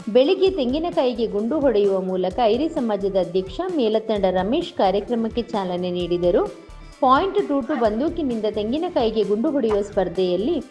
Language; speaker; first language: Kannada; native; Kannada